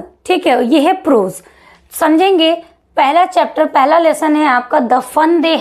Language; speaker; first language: Hindi; native; Hindi